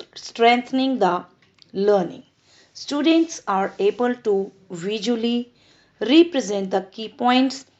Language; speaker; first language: English; non-native, local second language; Punjabi